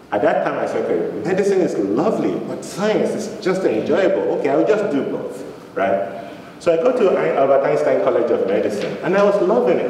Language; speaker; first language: English; non-native, local second language; Yoruba